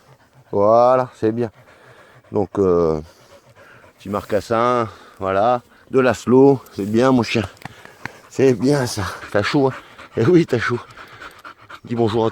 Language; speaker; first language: French; native; French